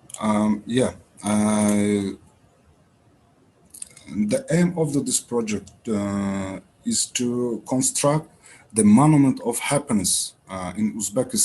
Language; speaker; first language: English; non-native, learner; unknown